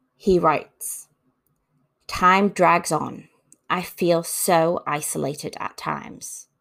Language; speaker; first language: English; native; English